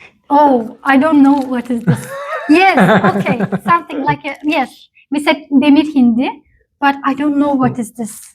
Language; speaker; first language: English; non-native, learner; Turkish